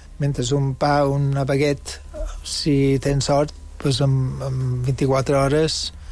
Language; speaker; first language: Catalan; non-native, local second language; English